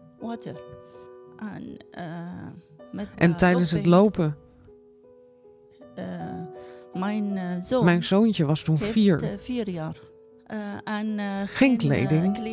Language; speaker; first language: Dutch; non-native, learner; Arabic